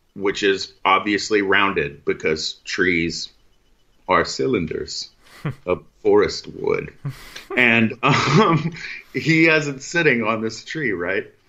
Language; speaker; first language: English; native; English